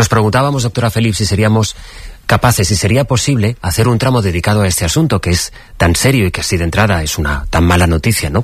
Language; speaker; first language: Spanish; native; Spanish